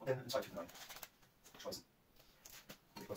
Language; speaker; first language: German; native; German